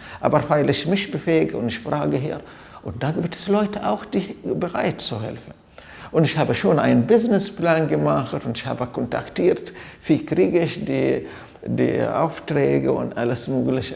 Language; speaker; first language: German; non-native, fluent; Arabic